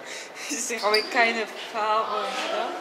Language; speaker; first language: German; non-native, learner; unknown